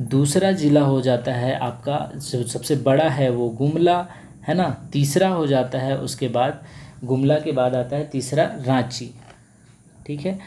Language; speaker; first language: Hindi; native; Hindi